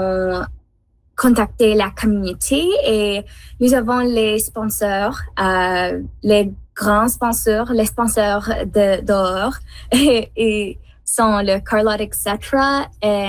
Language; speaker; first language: French; non-native, learner; English